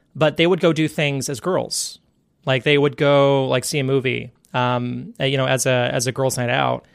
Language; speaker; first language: English; native; English